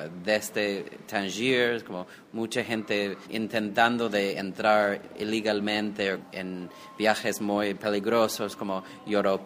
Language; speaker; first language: Spanish; non-native, fluent; English